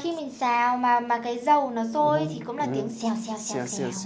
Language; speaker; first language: Vietnamese; native; Vietnamese